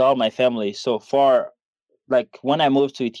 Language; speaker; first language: English; non-native, fluent; Kinyarwanda